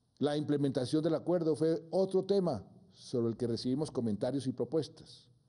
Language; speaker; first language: Spanish; native; Spanish